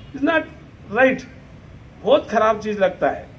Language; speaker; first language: Hindi; non-native, local second language; Lambadi